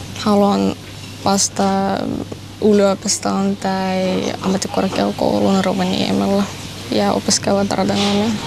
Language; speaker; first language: Finnish; non-native, learner; Russian